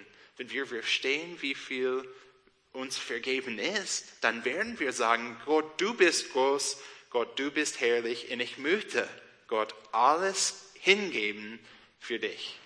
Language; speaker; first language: German; non-native, learner; English